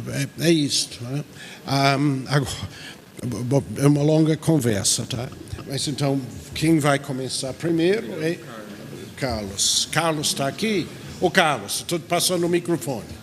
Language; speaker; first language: Portuguese; non-native, fluent; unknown